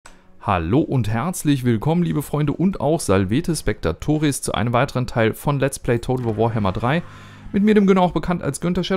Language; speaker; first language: German; native; German